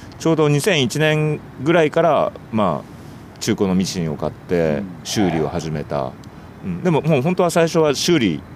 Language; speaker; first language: Japanese; native; Japanese